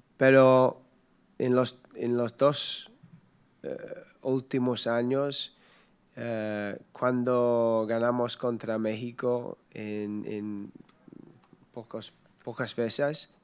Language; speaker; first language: Spanish; non-native, learner; English